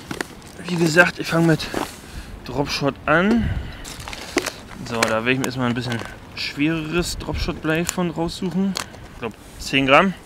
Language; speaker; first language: German; native; German